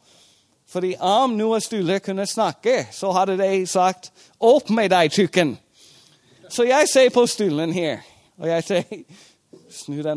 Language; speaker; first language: Norwegian; non-native, fluent; English